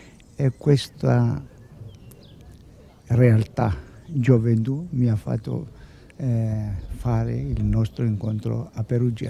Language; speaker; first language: Italian; non-native, fluent; Greek